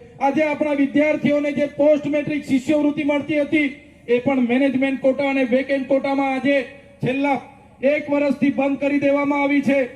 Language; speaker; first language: Gujarati; non-native, local second language; Vasavi